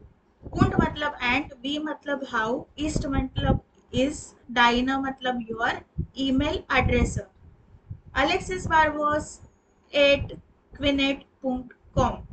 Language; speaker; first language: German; non-native, fluent; Hindi